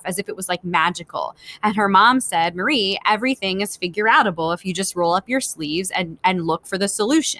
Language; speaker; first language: English; native; English